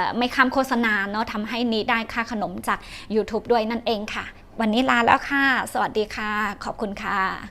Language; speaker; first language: Thai; non-native, fluent; Shan